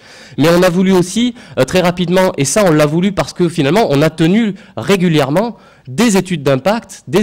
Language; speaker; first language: French; native; French